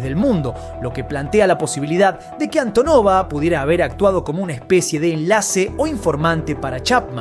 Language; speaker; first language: Spanish; native; Spanish